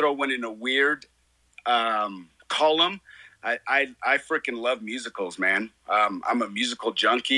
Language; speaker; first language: English; native; English